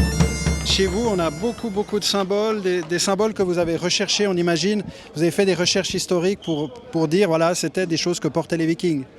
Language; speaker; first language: French; native; French